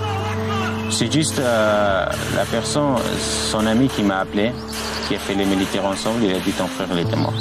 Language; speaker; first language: French; non-native, learner; Arabic